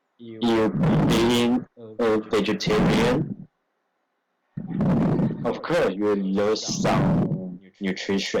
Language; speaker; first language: English; non-native, learner; Chinese